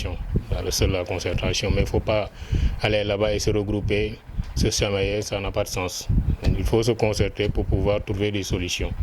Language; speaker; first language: French; non-native, local second language; Wolof